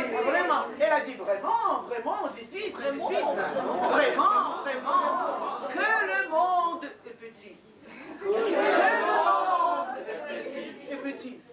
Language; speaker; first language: French; non-native, fluent; Russian